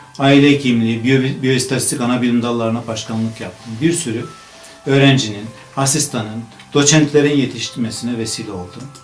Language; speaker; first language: Turkish; native; Turkish